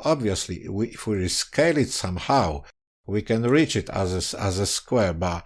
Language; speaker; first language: English; non-native, fluent; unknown